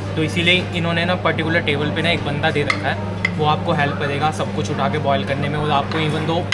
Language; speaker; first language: Hindi; native; Hindi